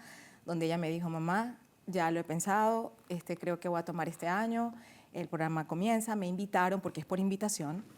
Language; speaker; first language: Spanish; native; Spanish